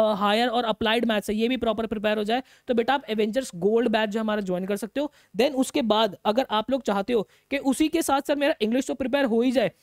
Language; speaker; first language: Hindi; native; Hindi